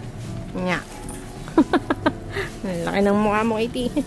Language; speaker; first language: Filipino; native; Filipino